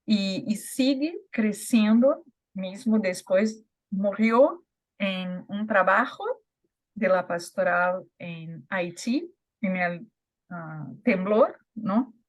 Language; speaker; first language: Portuguese; non-native, learner; Spanish